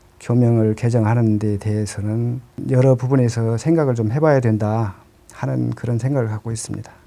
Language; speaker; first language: Korean; native; Korean